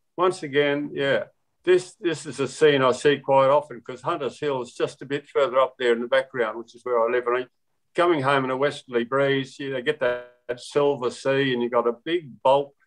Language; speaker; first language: English; native; English